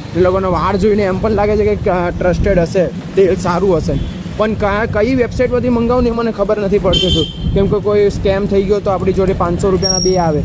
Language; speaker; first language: Gujarati; native; Gujarati